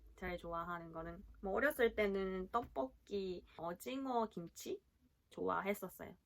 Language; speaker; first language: Korean; early bilingual, heritage; Japanese